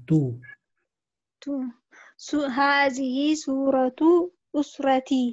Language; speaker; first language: Arabic; non-native, learner; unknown